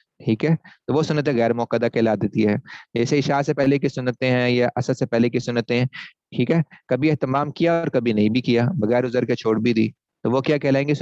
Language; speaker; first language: Urdu; non-native, local second language; Punjabi